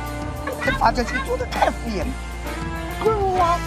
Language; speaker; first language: Chinese; native; Chinese